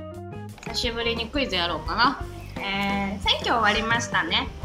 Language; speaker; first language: Japanese; native; Japanese